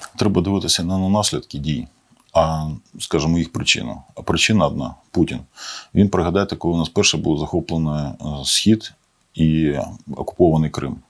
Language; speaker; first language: Ukrainian; native; Ukrainian